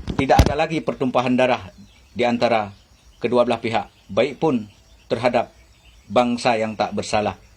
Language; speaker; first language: Malay; non-native, local second language; Achinese